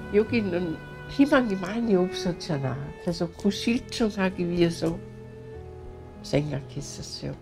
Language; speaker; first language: Korean; non-native, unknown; German